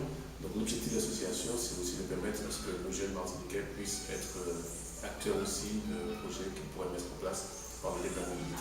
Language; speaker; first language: French; native; French